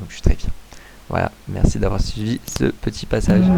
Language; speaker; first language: French; native; French